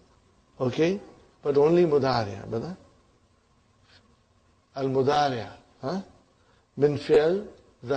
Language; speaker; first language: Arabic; non-native, fluent; Urdu